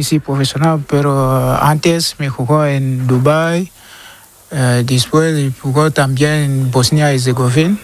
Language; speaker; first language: Spanish; non-native, learner; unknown